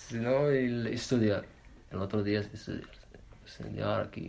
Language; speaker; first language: Spanish; non-native, learner; Arabic